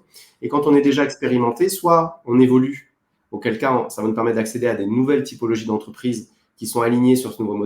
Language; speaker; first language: French; native; French